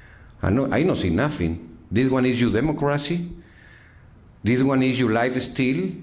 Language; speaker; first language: English; non-native, learner; Spanish